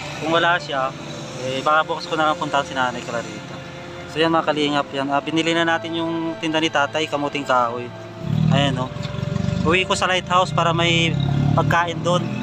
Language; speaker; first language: Filipino; native; Filipino